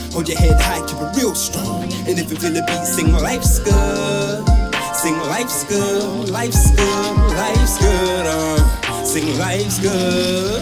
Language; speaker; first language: English; native; English